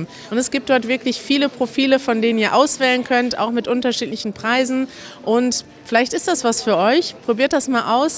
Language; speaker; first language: German; native; German